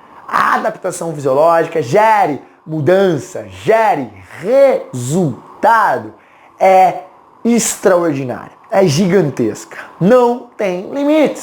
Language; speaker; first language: Portuguese; native; Portuguese